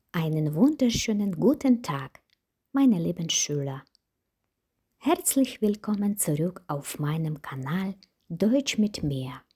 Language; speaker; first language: German; non-native, fluent; Ukrainian